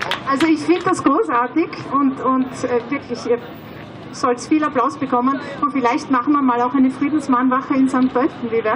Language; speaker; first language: German; native; German